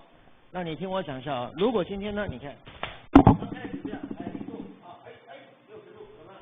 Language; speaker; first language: Chinese; native; Chinese